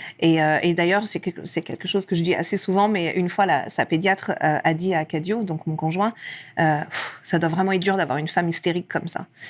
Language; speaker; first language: French; early bilingual, other home language; Persian